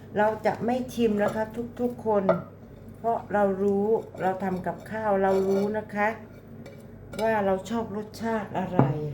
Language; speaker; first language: Thai; native; Thai